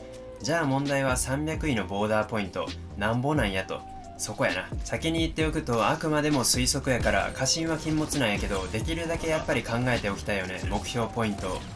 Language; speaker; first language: Japanese; native; Japanese